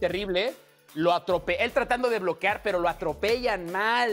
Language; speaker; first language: Spanish; native; Spanish